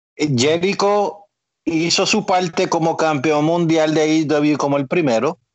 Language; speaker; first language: Spanish; native; Spanish